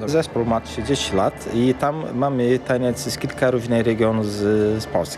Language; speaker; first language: Polish; early bilingual, heritage; Portuguese